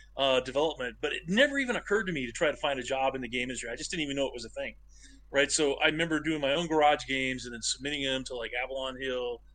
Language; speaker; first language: English; native; English